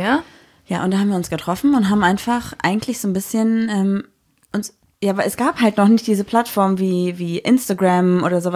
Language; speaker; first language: German; native; German